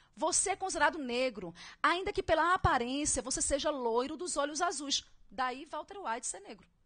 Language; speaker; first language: Portuguese; native; Portuguese